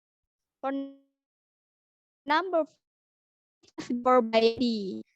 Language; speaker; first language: English; non-native, learner; Indonesian